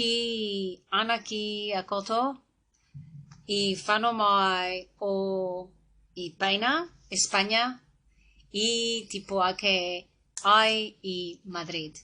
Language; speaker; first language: Māori; non-native, learner; Spanish